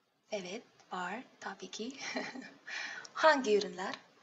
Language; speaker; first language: Turkish; non-native, learner; Russian